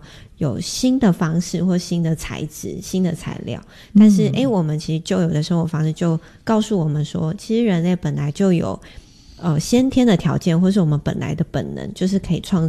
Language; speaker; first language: Chinese; native; Chinese